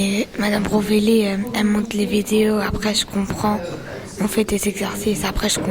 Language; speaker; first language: French; non-native, learner; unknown